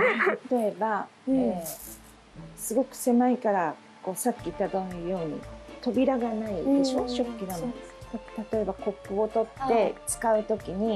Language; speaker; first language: Japanese; native; Japanese